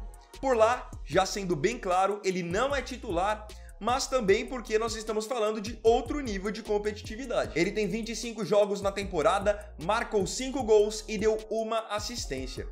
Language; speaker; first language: Portuguese; native; Portuguese